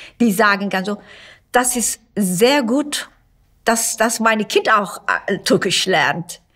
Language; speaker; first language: German; non-native, learner; Turkish